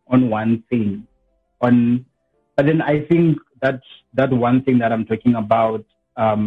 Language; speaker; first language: English; non-native, local second language; Southern Sotho